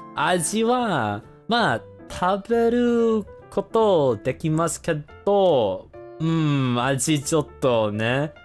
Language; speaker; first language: Japanese; non-native, learner; English